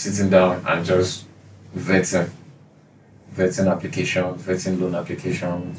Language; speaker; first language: English; non-native, local second language; Igbo